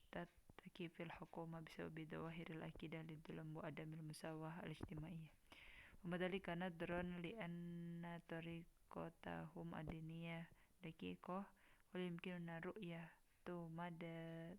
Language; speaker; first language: Arabic; non-native, fluent; Indonesian